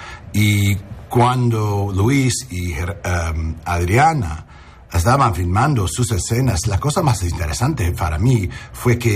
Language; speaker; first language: Spanish; non-native, learner; English